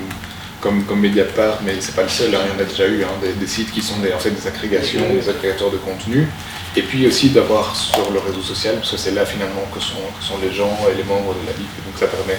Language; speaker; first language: French; native; French